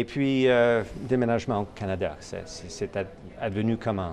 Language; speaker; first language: French; native; French